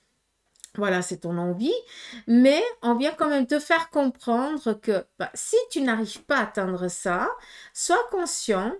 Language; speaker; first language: French; native; French